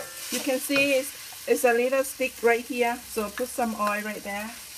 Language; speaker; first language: English; non-native, learner; Thai